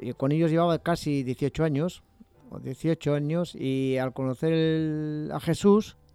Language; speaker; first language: Spanish; native; Spanish